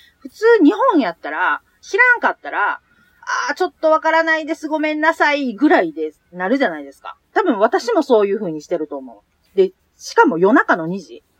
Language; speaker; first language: Japanese; native; Japanese